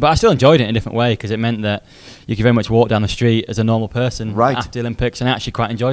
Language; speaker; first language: English; native; English